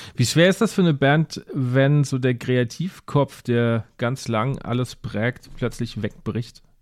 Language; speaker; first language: German; native; German